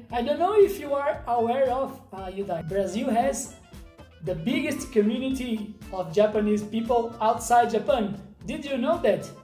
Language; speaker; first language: English; non-native, fluent; Portuguese